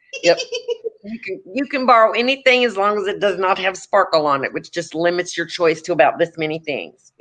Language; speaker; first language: English; native; English